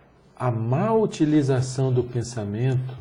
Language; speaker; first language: Portuguese; native; Portuguese